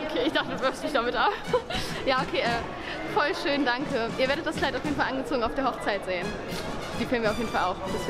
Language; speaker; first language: German; native; German